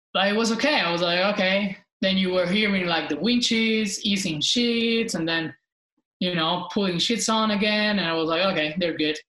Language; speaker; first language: English; non-native, fluent; Italian